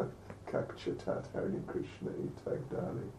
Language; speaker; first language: Russian; non-native, learner; English